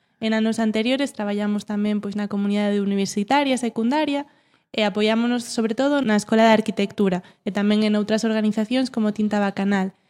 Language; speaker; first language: Galician; non-native, local second language; Spanish